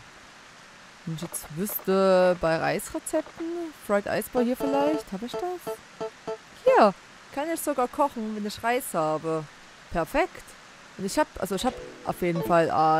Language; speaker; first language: German; native; German